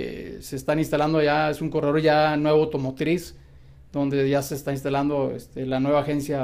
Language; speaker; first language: Spanish; native; Spanish